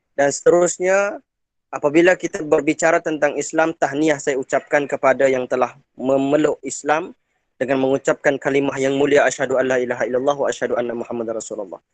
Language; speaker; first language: Malay; non-native, local second language; Iban